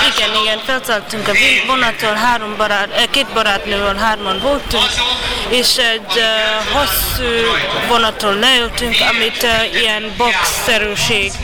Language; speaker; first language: Hungarian; non-native, learner; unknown